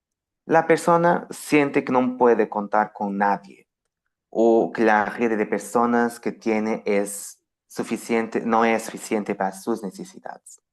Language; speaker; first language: Spanish; non-native, fluent; Portuguese